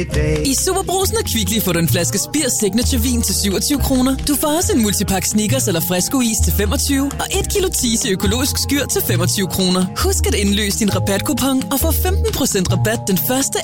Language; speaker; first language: Danish; native; Danish